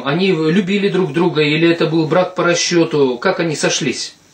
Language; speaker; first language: Russian; native; Russian